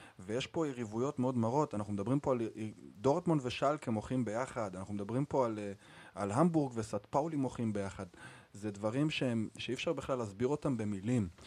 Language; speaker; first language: Hebrew; native; Hebrew